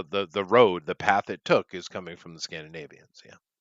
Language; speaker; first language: English; native; English